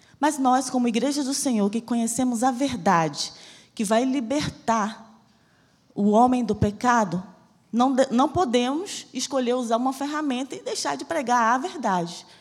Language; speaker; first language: Portuguese; native; Portuguese